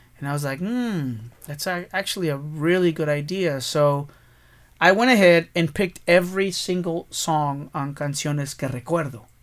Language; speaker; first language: English; early bilingual, other home language; Spanish